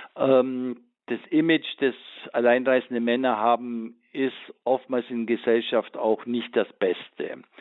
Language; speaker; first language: German; native; German